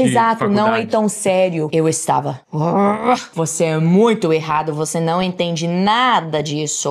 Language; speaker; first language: Portuguese; non-native, fluent; English